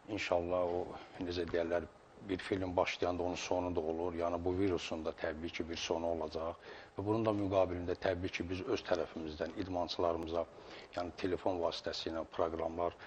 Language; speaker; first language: Azerbaijani; native; Azerbaijani